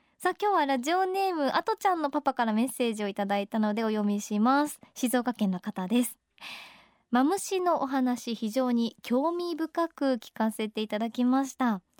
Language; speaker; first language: Japanese; native; Japanese